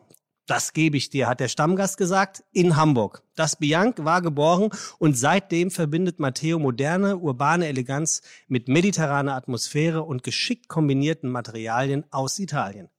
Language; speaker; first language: German; native; German